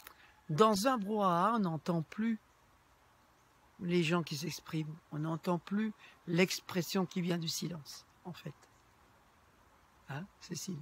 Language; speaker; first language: French; native; French